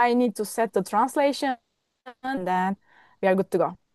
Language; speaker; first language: English; non-native, fluent; Turkish